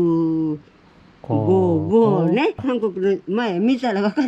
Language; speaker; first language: Japanese; native; Japanese